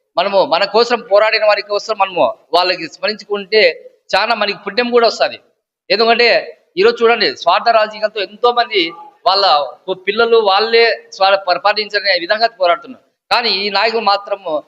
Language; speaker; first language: Telugu; native; Telugu